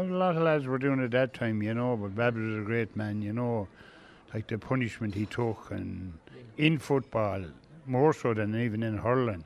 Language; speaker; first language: English; native; English